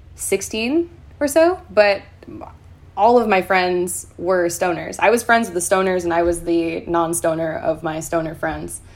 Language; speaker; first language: English; native; English